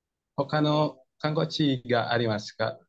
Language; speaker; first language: Japanese; non-native, learner; Indonesian